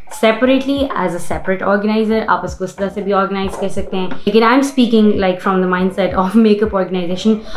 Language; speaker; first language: Urdu; native; Urdu